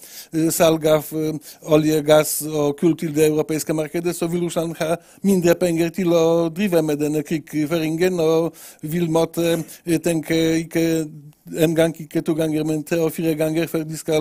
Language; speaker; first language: Norwegian; non-native, fluent; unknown